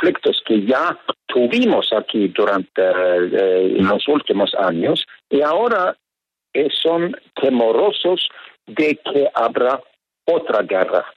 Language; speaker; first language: Spanish; non-native, fluent; Norwegian